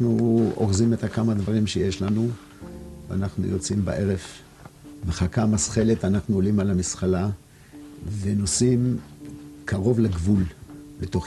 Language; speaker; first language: Hebrew; non-native, fluent; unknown